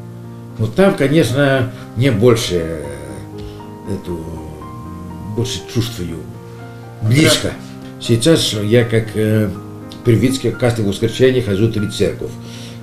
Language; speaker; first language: Russian; non-native, learner; Greek